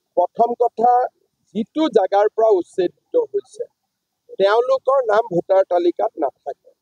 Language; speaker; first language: Assamese; native; Assamese